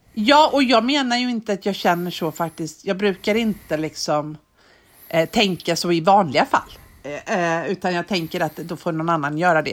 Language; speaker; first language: Swedish; native; Swedish